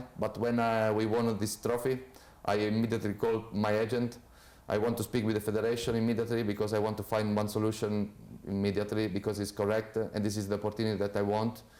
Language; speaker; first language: English; non-native, fluent; Italian